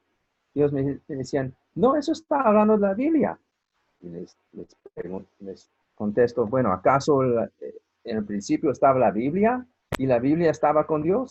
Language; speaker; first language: Spanish; non-native, fluent; English